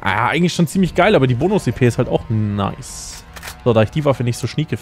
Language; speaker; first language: German; native; German